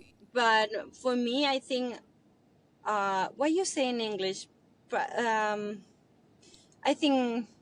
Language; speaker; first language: English; non-native, learner; Spanish